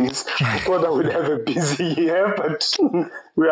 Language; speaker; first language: English; non-native, local second language; Xhosa